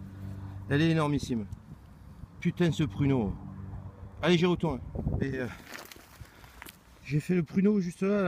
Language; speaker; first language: French; native; French